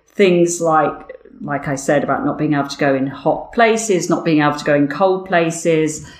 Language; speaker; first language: English; native; English